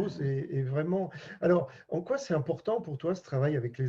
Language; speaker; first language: French; native; French